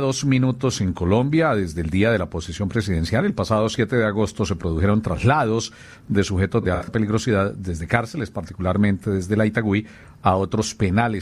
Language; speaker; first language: Spanish; native; Spanish